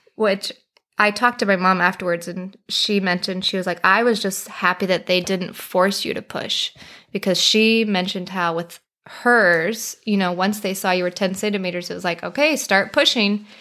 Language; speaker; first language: English; native; English